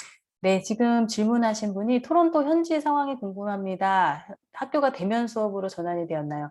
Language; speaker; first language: Korean; native; Korean